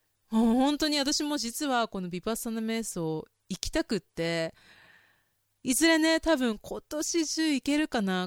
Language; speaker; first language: Japanese; native; Japanese